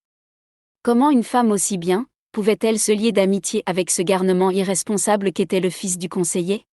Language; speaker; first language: French; native; French